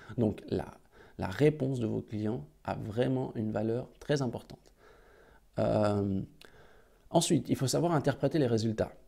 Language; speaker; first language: French; native; French